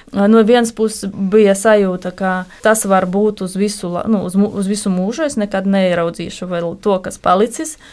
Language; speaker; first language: Latvian; non-native, local second language; Russian